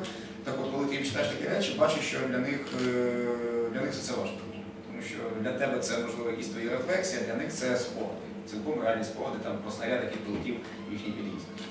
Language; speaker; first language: Ukrainian; native; Ukrainian